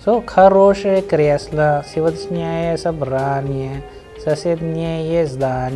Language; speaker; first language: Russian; non-native, fluent; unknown